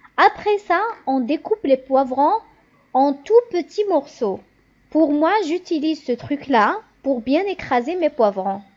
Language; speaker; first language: French; non-native, local second language; Kabyle